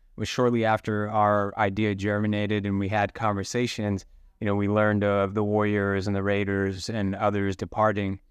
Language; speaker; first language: English; native; English